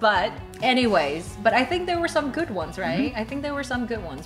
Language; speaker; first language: English; non-native, fluent; Japanese